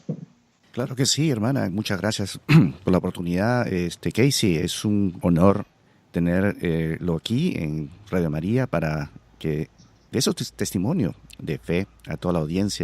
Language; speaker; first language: Spanish; native; Spanish